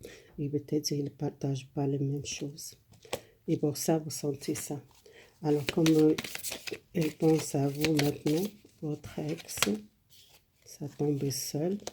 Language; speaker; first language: French; non-native, learner; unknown